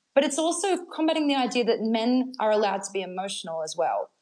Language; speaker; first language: English; native; English